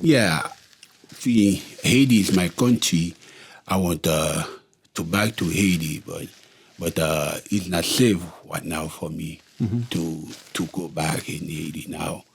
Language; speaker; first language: English; non-native, local second language; Haitian Creole